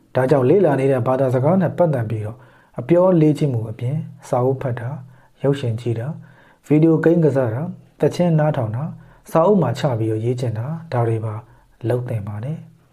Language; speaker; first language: Burmese; native; Burmese